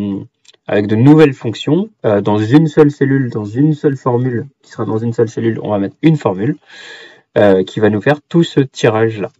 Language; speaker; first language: French; native; French